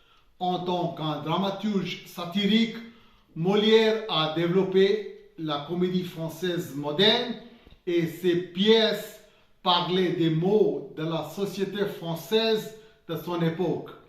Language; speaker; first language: French; non-native, fluent; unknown